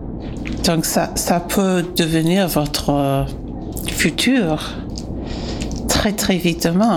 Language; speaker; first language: French; non-native, fluent; English